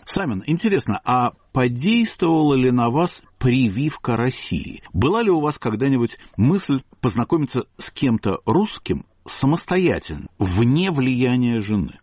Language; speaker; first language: Russian; native; Russian